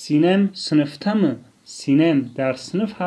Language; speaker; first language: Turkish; non-native, fluent; Tajik